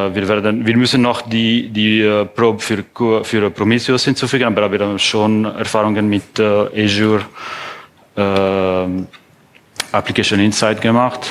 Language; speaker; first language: German; non-native, fluent; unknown